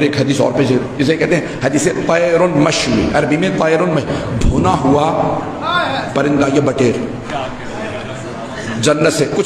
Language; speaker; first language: Urdu; native; Urdu